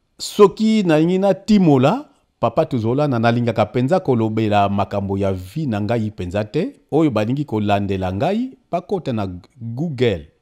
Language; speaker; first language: Lingala; non-native, local second language; Kongo